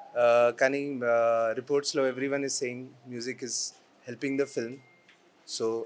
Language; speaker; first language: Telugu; non-native, learner; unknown